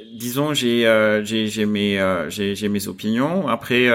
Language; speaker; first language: French; native; French